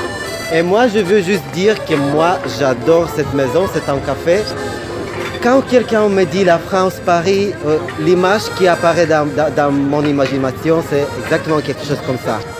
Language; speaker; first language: French; non-native, fluent; Russian